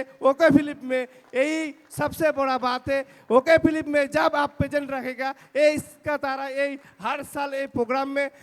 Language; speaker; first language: Hindi; non-native, local second language; Bangla